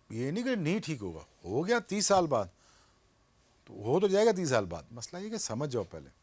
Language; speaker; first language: Urdu; non-native, local second language; Punjabi